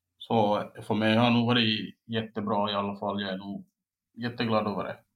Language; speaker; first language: Swedish; non-native, learner; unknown